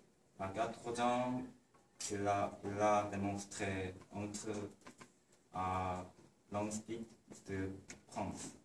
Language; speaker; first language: French; non-native, learner; Korean